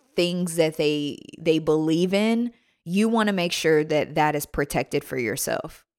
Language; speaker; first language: English; native; English